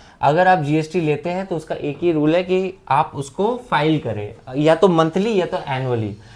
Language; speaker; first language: Hindi; non-native, local second language; Bangla